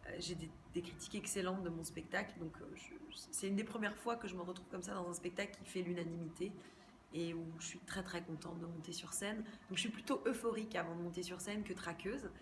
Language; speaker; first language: French; native; French